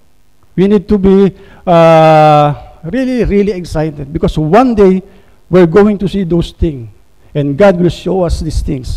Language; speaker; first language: English; non-native, local second language; Filipino